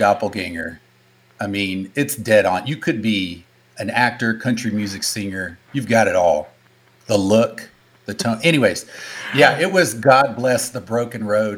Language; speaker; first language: English; native; English